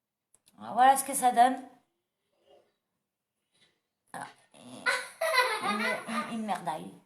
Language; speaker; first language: French; native; French